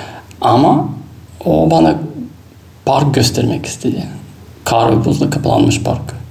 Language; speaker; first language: Turkish; non-native, fluent; Russian